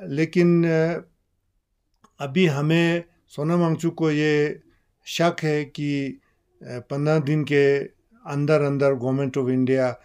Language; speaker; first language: Hindi; non-native, local second language; Ladakhi